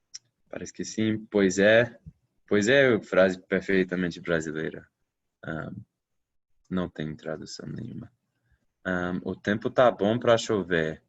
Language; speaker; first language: Portuguese; non-native, fluent; English